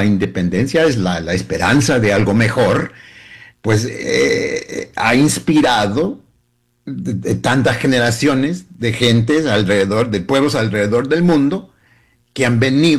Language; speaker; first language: Spanish; early bilingual, heritage; Spanish